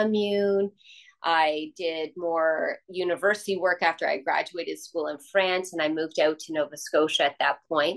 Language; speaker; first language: English; native; English